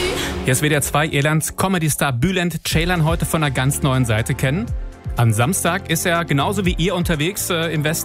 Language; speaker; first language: German; native; German